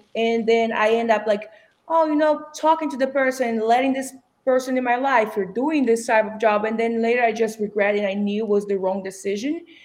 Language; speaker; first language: English; non-native, fluent; Portuguese